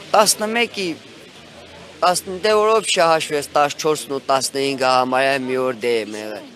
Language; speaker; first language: Armenian; native; Armenian